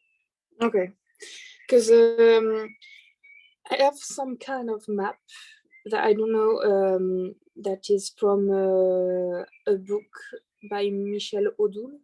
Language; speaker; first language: English; non-native, learner; French